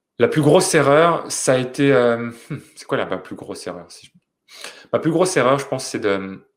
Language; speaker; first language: French; native; French